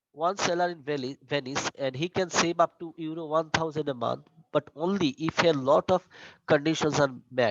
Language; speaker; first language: English; non-native, local second language; Bangla